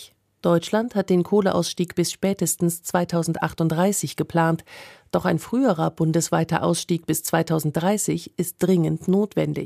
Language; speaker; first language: German; native; German